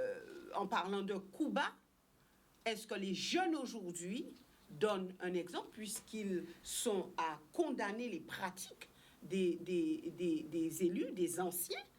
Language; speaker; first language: French; native; French